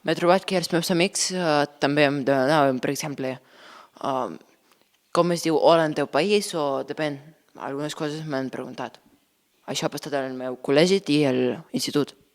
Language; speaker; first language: Catalan; early bilingual, other home language; Ukrainian